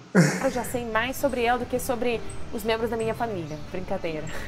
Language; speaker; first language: Portuguese; non-native, fluent; Russian